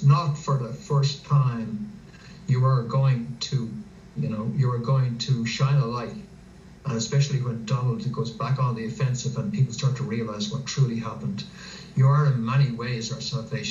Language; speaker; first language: English; native; English